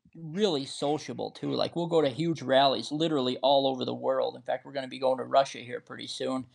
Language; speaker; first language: English; native; English